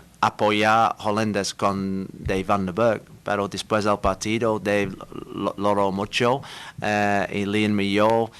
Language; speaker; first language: Spanish; non-native, learner; English